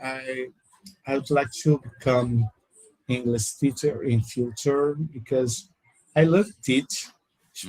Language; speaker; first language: English; non-native, learner; Portuguese